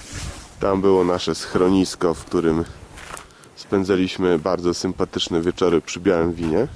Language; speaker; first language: Polish; native; Polish